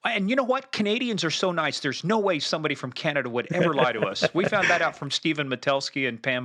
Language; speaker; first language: English; native; English